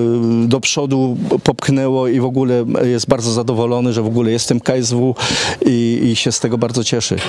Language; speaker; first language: Polish; early bilingual, heritage; Polish